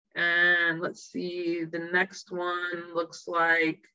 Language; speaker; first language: English; native; English